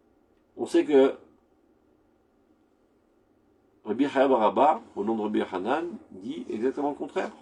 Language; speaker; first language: French; native; French